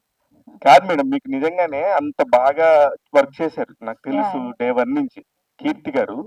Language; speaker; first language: Telugu; native; Telugu